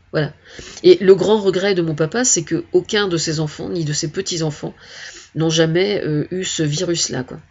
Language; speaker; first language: French; native; French